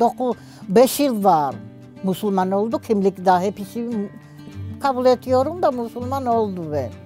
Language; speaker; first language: Turkish; non-native, learner; Georgian